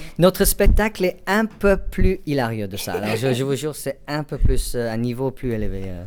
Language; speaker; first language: French; non-native, fluent; English